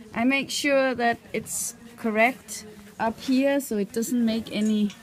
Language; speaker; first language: English; non-native, fluent; Danish